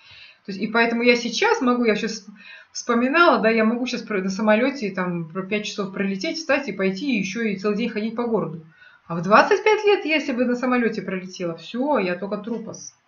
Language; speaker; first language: Russian; native; Russian